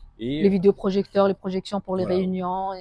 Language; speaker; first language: French; non-native, local second language; Arabic